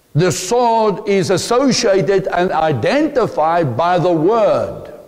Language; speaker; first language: English; non-native, local second language; Afrikaans